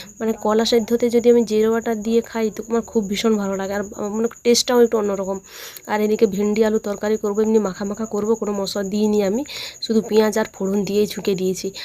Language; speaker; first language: Bangla; non-native, local second language; Santali